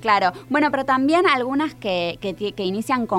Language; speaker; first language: Spanish; native; Spanish